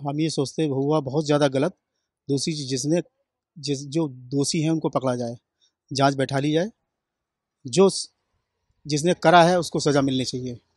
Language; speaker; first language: Hindi; native; Hindi